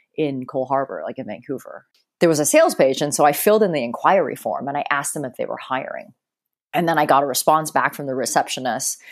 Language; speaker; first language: English; early bilingual, other home language; Cantonese